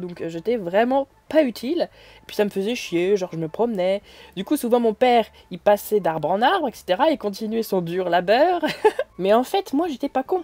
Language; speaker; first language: French; native; French